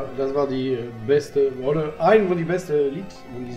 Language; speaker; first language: German; non-native, learner; French